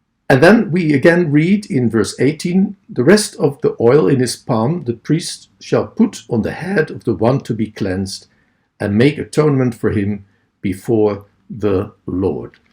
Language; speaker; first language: English; non-native, fluent; Dutch